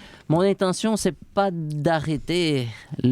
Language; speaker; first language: French; non-native, fluent; Portuguese